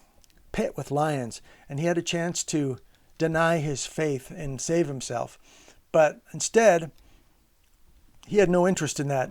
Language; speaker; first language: English; native; English